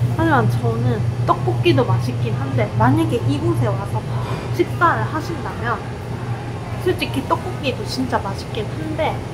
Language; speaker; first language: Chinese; non-native, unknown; Korean